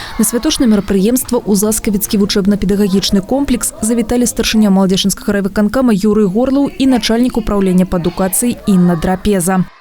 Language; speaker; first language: Belarusian; native; Belarusian